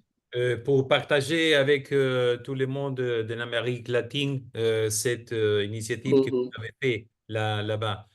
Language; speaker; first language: French; non-native, fluent; Spanish